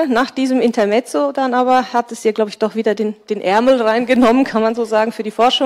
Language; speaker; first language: German; native; German